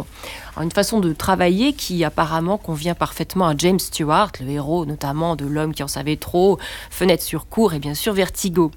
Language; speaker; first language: French; native; French